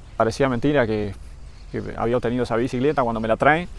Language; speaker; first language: Spanish; native; Spanish